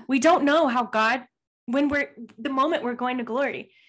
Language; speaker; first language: English; native; English